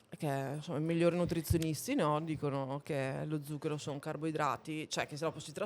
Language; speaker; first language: Italian; native; Italian